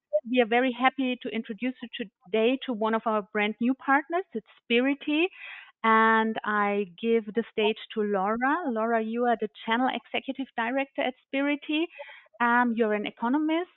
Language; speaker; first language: English; non-native, fluent; German